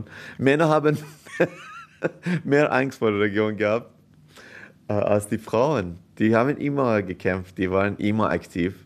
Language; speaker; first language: German; non-native, fluent; Persian